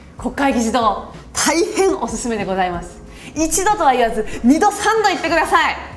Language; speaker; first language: Japanese; early bilingual, heritage; Japanese